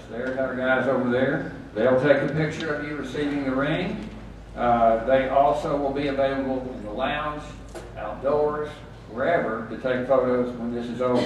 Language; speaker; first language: English; native; English